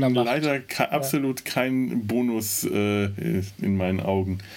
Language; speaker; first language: German; native; German